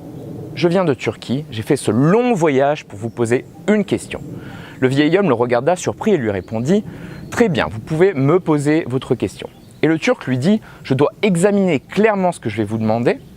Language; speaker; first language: French; native; French